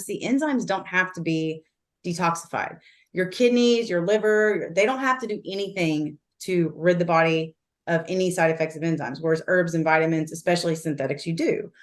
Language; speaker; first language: English; native; English